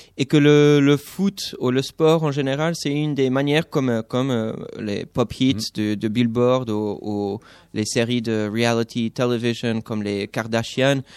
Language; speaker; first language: French; non-native, fluent; English